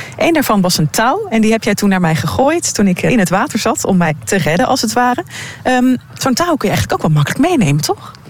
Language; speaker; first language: Dutch; native; Dutch